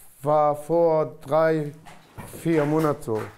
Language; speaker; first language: German; non-native, learner; Arabic